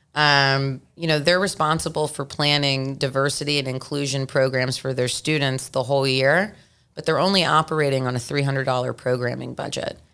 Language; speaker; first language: English; native; English